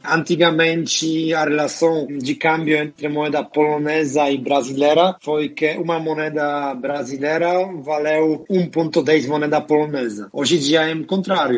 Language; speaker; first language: Portuguese; non-native, fluent; Polish